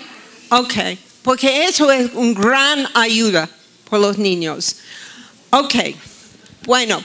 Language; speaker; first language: Spanish; non-native, fluent; English